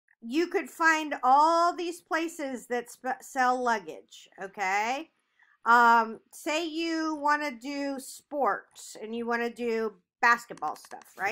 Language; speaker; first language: English; native; English